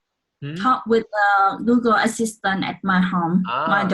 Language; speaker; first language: English; non-native, learner; Vietnamese